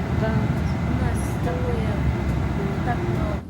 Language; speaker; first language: Russian; non-native, learner; Korean